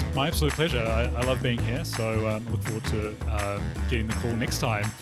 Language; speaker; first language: English; native; English